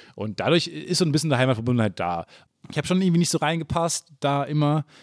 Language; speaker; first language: German; native; German